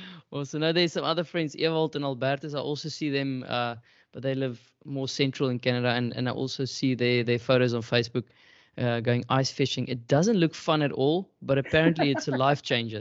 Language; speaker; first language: English; non-native, local second language; Afrikaans